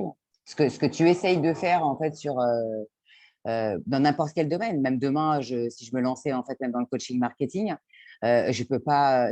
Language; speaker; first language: French; native; French